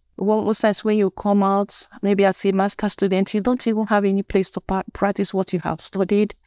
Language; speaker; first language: English; non-native, local second language; Igbo